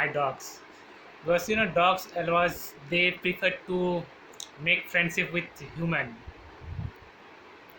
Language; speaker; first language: English; non-native, learner; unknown